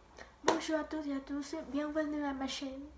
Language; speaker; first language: French; non-native, learner; Vietnamese